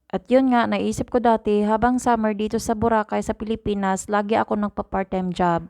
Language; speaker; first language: Filipino; native; Filipino